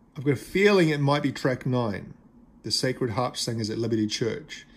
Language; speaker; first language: English; native; English